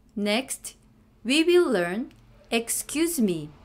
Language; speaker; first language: English; non-native, fluent; Japanese